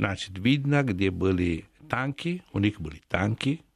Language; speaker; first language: Russian; non-native, fluent; Italian